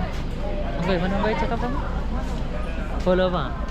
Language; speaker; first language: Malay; non-native, learner; Filipino